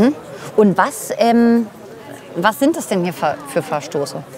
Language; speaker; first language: German; native; German